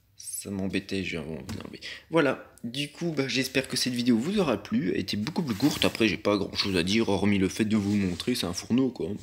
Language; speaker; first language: French; native; French